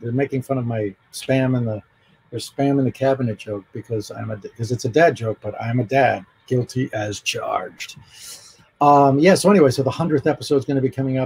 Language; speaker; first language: English; native; English